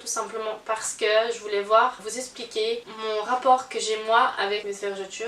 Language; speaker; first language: French; native; French